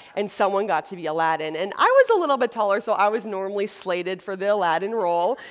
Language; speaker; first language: English; native; English